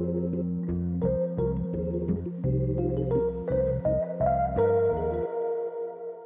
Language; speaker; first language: English; native; English